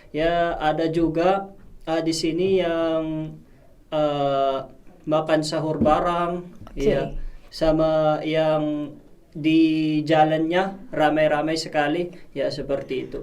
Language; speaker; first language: Indonesian; non-native, fluent; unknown